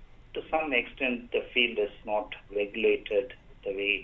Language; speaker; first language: English; non-native, local second language; Tamil